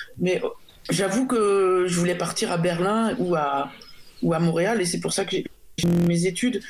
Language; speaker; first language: French; native; French